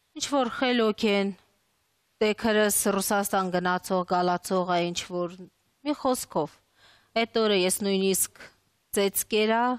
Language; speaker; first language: Armenian; early bilingual, other home language; Russian